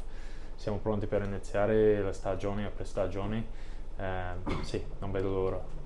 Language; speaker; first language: Italian; non-native, learner; English